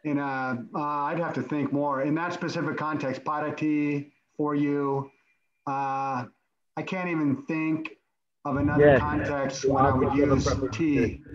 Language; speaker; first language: English; native; English